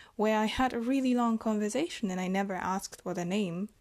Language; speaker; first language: English; non-native, fluent; Vietnamese